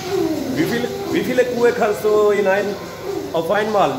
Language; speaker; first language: German; non-native, learner; Urdu